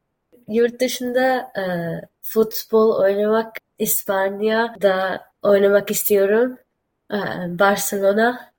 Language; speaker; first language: Turkish; early bilingual, heritage; Turkish